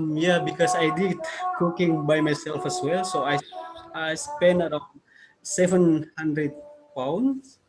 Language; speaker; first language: English; non-native, fluent; Indonesian